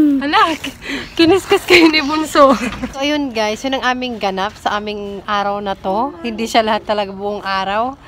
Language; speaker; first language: Filipino; native; Filipino